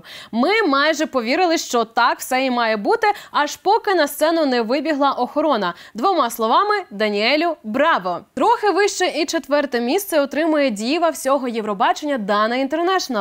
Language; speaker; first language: Ukrainian; native; Ukrainian